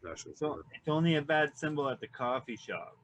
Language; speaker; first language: English; native; English